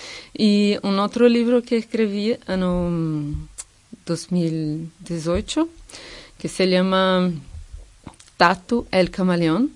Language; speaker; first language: Spanish; non-native, fluent; Portuguese